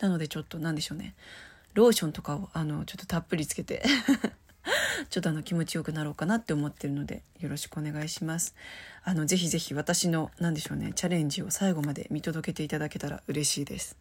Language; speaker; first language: Japanese; native; Japanese